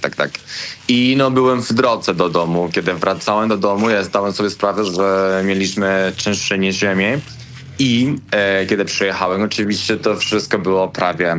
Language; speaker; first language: Polish; non-native, learner; Spanish